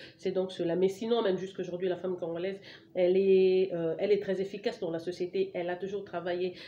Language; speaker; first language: French; non-native, local second language; Lingala